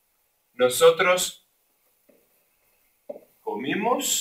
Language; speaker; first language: Spanish; non-native, fluent; English